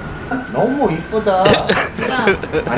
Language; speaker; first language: Korean; non-native, learner; English